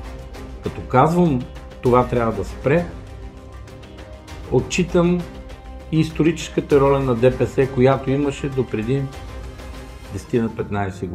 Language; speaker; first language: Bulgarian; native; Bulgarian